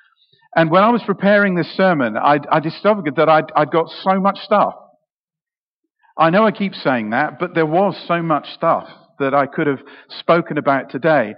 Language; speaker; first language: English; native; English